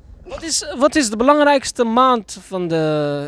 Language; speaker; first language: Dutch; native; Dutch